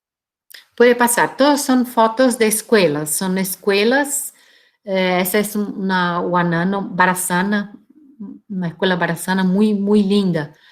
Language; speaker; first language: Spanish; non-native, fluent; Portuguese